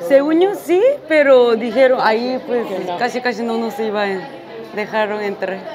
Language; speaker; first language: Spanish; non-native, fluent; Korean